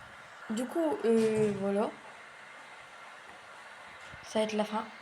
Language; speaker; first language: French; native; French